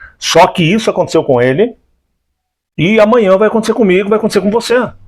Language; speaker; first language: Portuguese; native; Portuguese